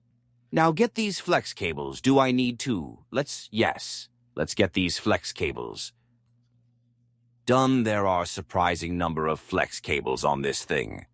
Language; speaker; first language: English; native; English